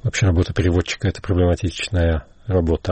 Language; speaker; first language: Russian; native; Russian